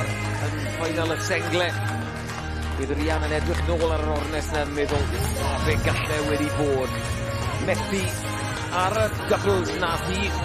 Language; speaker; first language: Welsh; native; Welsh